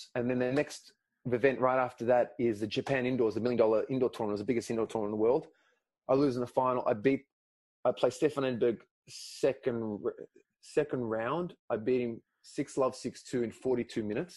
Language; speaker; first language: English; non-native, local second language; Greek